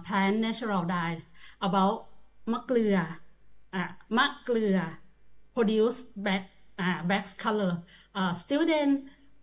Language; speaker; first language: English; non-native, learner; Thai